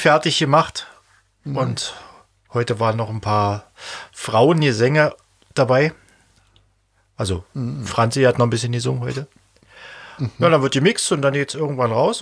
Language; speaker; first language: German; native; German